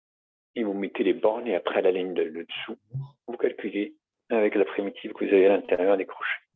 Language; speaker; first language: French; native; French